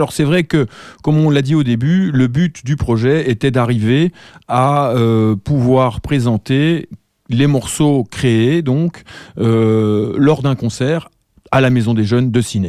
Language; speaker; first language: French; native; French